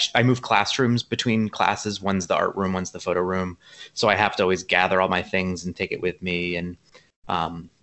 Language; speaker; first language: English; native; English